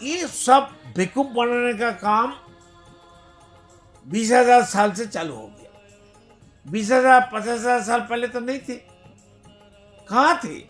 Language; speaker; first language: Hindi; non-native, local second language; Bangla